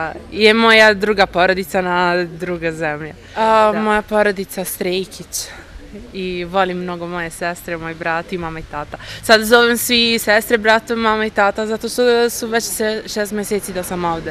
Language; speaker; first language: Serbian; non-native, learner; Italian